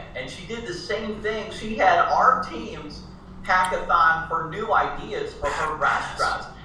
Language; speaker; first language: English; native; English